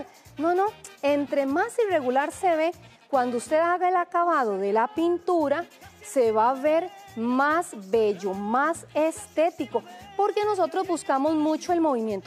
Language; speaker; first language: Spanish; native; Spanish